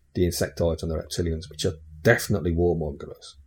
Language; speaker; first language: English; native; English